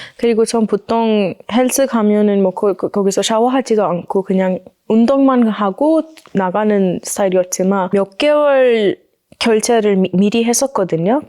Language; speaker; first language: Korean; non-native, fluent; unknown